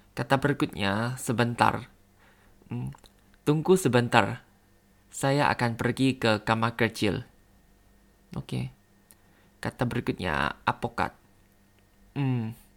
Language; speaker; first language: Indonesian; non-native, learner; Thai